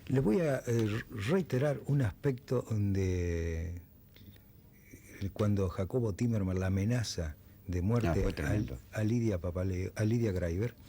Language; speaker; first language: Spanish; native; Spanish